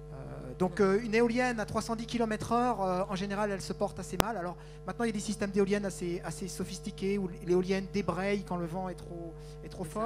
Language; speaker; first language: French; native; French